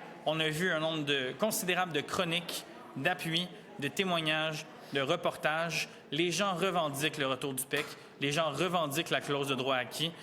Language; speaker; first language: French; native; French